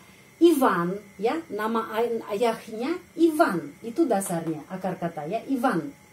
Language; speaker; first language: Indonesian; non-native, fluent; Russian